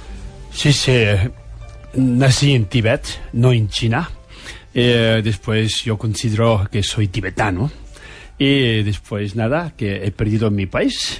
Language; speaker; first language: Spanish; non-native, fluent; Tibetan